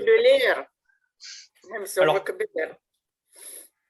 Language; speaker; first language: French; non-native, fluent; Russian